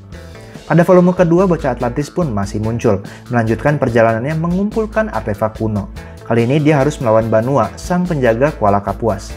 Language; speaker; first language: Indonesian; native; Indonesian